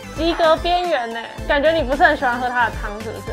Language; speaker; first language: Chinese; native; Chinese